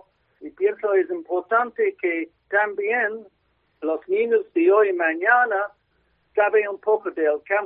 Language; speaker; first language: Spanish; non-native, learner; English